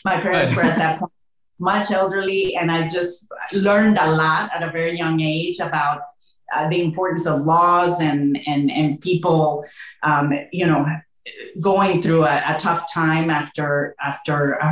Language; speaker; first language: English; non-native, fluent; Spanish